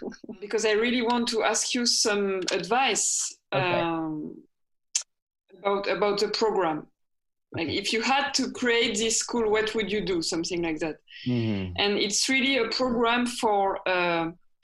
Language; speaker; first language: English; non-native, fluent; French